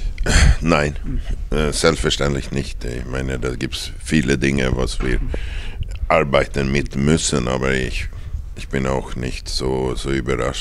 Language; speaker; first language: German; non-native, fluent; Swedish